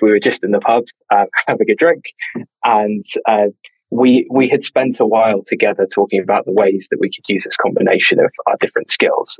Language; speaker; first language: English; native; English